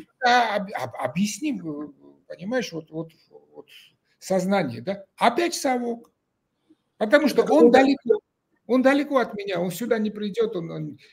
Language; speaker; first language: Russian; non-native, local second language; Georgian